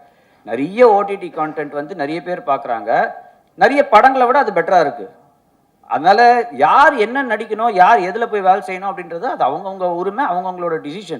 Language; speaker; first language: Tamil; native; Tamil